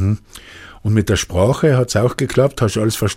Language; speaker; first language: German; native; German